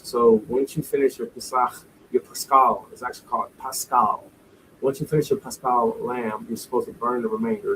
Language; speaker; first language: English; native; English